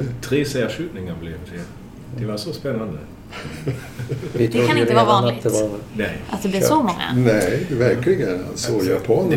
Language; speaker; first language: Swedish; non-native, fluent; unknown